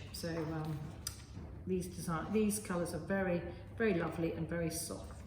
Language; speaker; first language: English; native; English